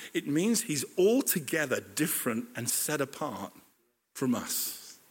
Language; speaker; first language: English; native; English